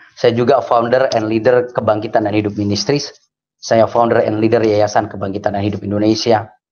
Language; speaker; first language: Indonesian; native; Indonesian